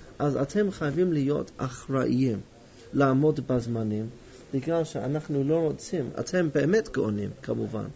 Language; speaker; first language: Hebrew; non-native, fluent; English